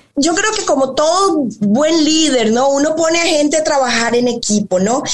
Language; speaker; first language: Spanish; native; Spanish